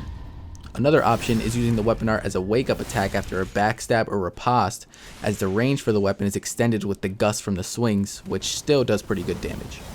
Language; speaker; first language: English; native; English